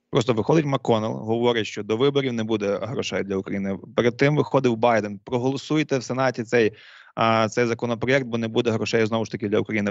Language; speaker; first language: Ukrainian; native; Ukrainian